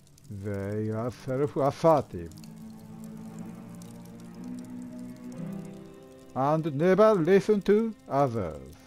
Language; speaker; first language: English; non-native, learner; Japanese